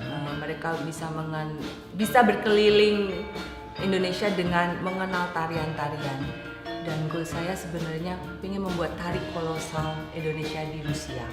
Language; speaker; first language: Indonesian; native; Indonesian